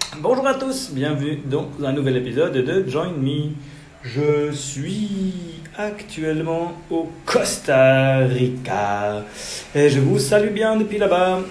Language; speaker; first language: French; native; French